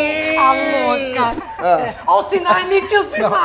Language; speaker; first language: Portuguese; native; Portuguese